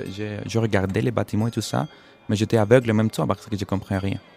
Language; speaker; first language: French; non-native, fluent; Spanish